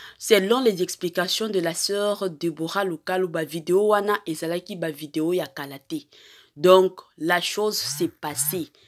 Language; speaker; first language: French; non-native, local second language; Lingala